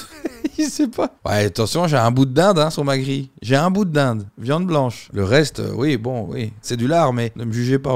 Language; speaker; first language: French; native; French